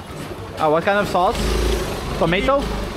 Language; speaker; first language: English; non-native, learner; Lithuanian